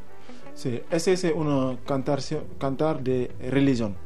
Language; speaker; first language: Spanish; non-native, learner; Wolof